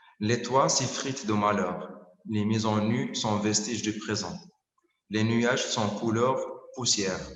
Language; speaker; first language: French; non-native, local second language; Arabic